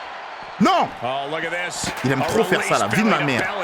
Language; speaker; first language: French; native; French